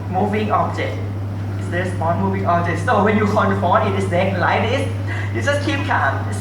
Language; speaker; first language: English; non-native, learner; Thai